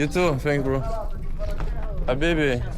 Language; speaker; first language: English; non-native, learner; French